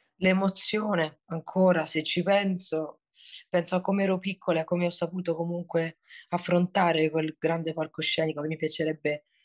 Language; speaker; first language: Italian; native; Italian